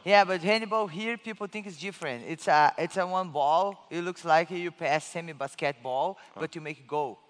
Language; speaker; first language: English; non-native, learner; Portuguese